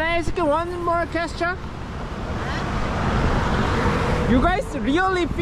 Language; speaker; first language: English; non-native, learner; Korean